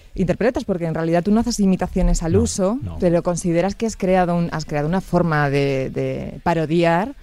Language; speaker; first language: Spanish; native; Spanish